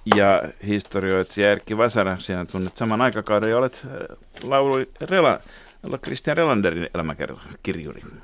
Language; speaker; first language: Finnish; native; Finnish